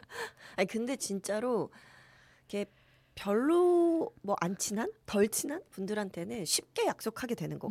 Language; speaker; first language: Korean; native; Korean